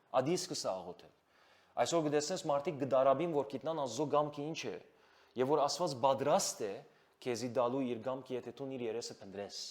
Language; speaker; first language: Armenian; early bilingual, heritage; Armenian